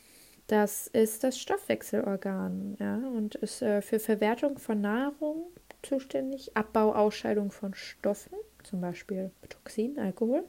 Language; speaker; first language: German; native; German